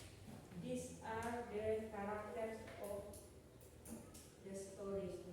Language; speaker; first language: English; non-native, local second language; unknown